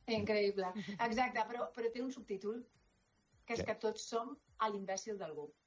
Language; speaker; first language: Catalan; non-native, local second language; Spanish